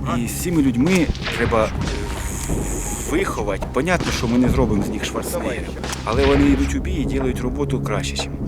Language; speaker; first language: Ukrainian; native; Ukrainian